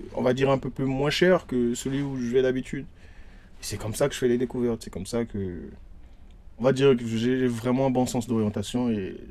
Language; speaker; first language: French; non-native, local second language; Lingala